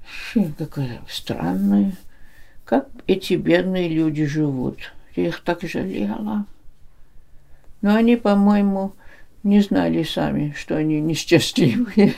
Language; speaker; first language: Russian; early bilingual, heritage; Russian